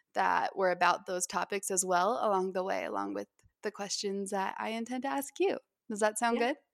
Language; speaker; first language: English; native; English